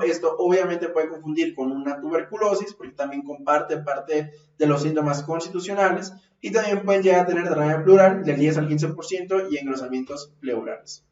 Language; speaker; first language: Spanish; native; Spanish